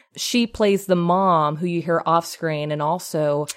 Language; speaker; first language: English; native; English